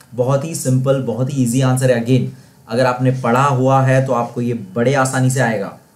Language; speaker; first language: Hindi; non-native, local second language; Marathi